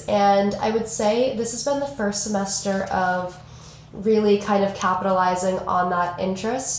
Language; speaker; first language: English; native; English